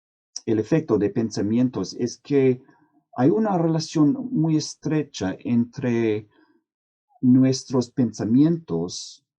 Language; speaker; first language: Spanish; non-native, fluent; English